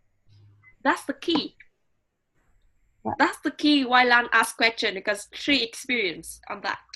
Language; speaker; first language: English; non-native, fluent; Vietnamese